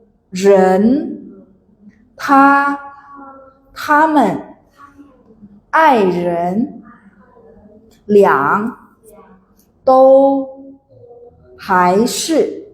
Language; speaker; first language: Chinese; non-native, fluent; Indonesian